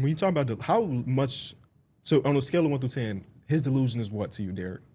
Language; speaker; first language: English; native; English